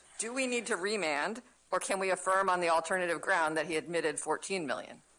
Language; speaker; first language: English; native; English